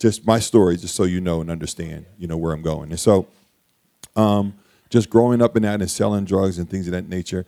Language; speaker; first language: English; native; English